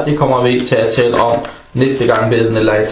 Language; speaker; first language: Danish; early bilingual, other home language; Arabic